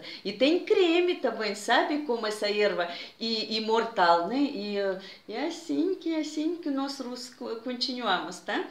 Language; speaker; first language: Portuguese; non-native, fluent; Russian